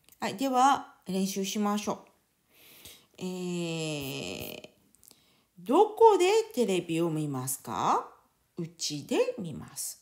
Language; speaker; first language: Japanese; non-native, fluent; French